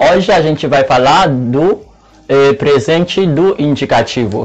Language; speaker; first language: Portuguese; non-native, learner; Haitian Creole